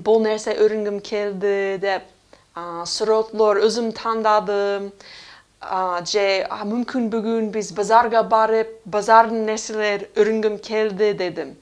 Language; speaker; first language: Kyrgyz; non-native, fluent; English